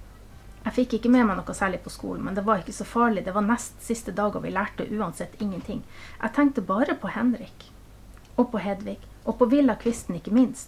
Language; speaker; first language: Norwegian; native; Norwegian